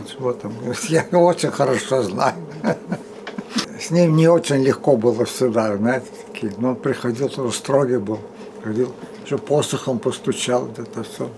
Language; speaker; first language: Russian; early bilingual, heritage; Russian